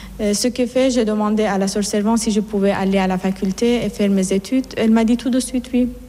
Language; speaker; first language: French; non-native, fluent; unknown